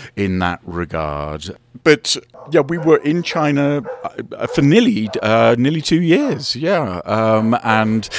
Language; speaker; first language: English; native; English